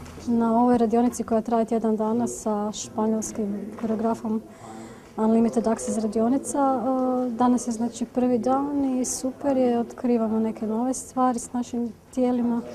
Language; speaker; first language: Bosnian; native; Bosnian